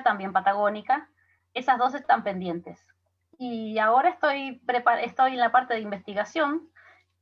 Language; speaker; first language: Spanish; native; Spanish